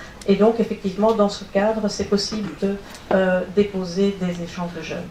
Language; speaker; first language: French; native; French